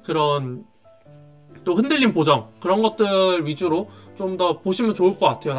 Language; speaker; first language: Korean; native; Korean